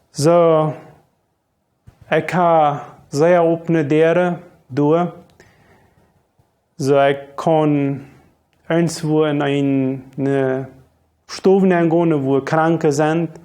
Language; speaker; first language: German; non-native, local second language; Low German